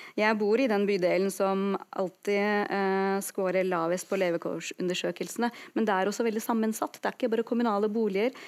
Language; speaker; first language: Norwegian; non-native, fluent; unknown